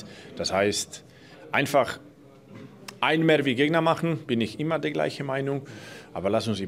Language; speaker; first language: German; non-native, fluent; Slovak